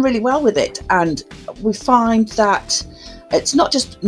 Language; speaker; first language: English; native; English